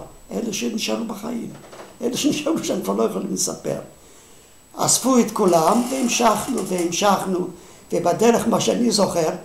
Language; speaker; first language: Hebrew; non-native, fluent; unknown